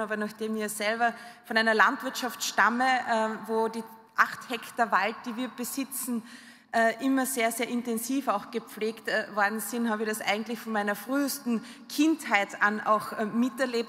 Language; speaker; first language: German; native; German